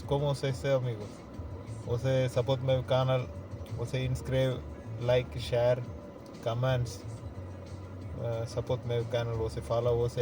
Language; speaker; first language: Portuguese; non-native, learner; Tamil